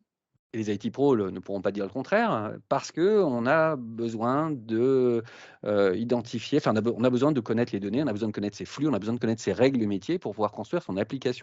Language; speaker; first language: French; native; French